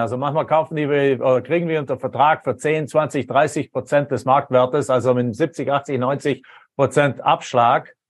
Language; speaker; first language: German; native; German